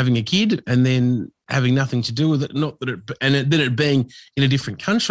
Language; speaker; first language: English; native; English